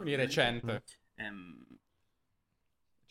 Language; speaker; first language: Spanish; non-native, fluent; Italian